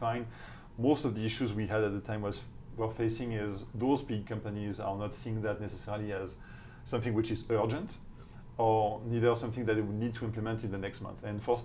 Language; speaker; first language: English; non-native, fluent; French